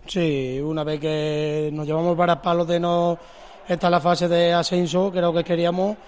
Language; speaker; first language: Spanish; native; Spanish